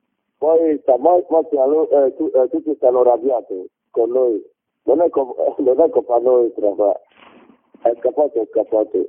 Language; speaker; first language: Italian; non-native, learner; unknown